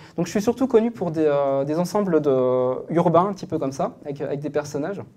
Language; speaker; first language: French; native; French